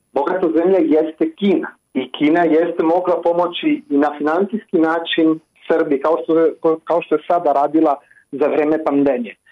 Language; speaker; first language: Croatian; non-native, fluent; Italian